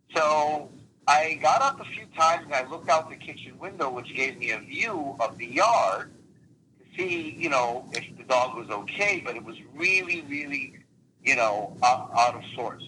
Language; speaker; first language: English; early bilingual, other home language; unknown